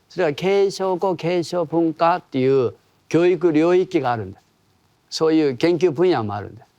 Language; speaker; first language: Japanese; non-native, fluent; Korean